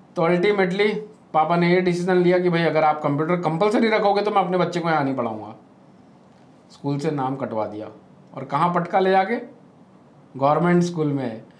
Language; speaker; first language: Hindi; native; Hindi